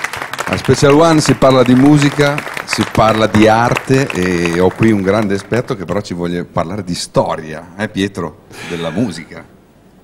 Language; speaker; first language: Italian; native; Italian